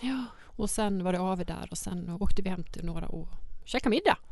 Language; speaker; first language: Swedish; native; Swedish